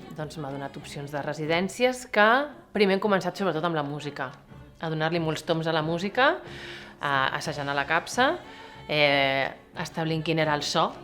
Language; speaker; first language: Catalan; native; Catalan